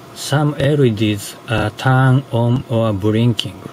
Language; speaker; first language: English; non-native, learner; Japanese